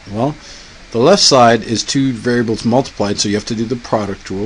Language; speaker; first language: English; native; English